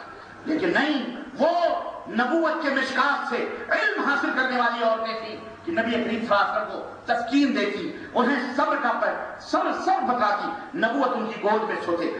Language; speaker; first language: Urdu; native; Urdu